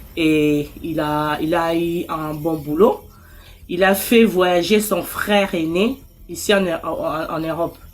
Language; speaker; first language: French; non-native, local second language; Lingala